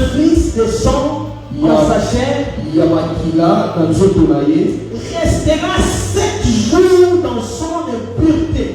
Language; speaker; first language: French; non-native, local second language; Lingala